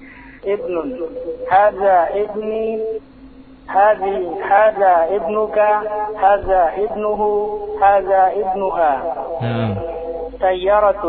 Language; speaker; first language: Arabic; non-native, learner; Indonesian